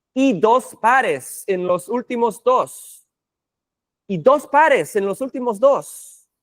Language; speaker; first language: Spanish; non-native, fluent; English